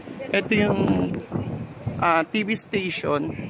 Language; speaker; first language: Filipino; native; Filipino